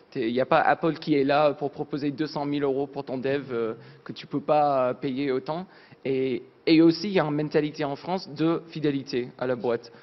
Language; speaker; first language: French; non-native, fluent; English